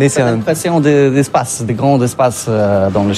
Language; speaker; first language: French; non-native, learner; Polish